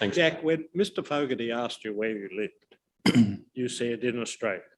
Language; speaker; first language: English; native; English